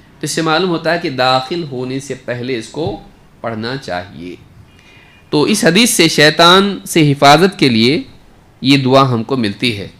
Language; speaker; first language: Urdu; native; Urdu